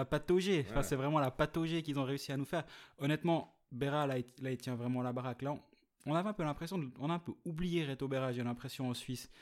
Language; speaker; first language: French; native; French